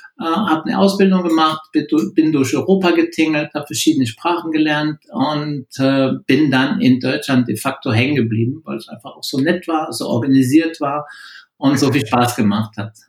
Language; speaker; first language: German; non-native, local second language; French